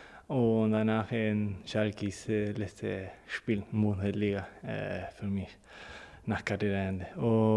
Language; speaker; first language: German; non-native, learner; Spanish